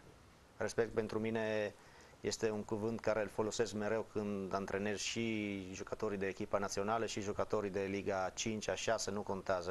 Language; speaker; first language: Romanian; non-native, fluent; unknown